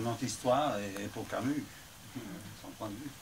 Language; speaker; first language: French; non-native, fluent; English